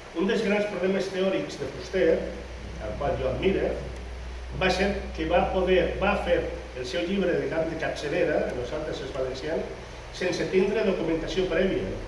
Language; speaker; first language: Catalan; non-native, local second language; Spanish